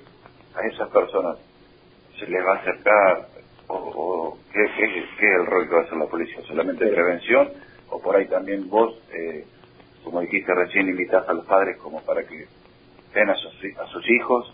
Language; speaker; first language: Spanish; native; Spanish